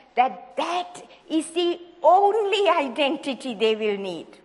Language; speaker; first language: English; non-native, local second language; Sinhala